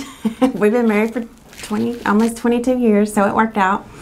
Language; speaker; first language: English; native; English